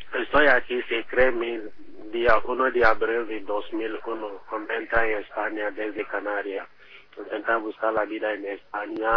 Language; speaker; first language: Spanish; non-native, learner; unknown